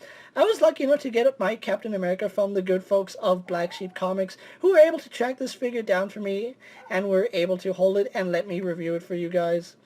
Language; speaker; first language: English; native; English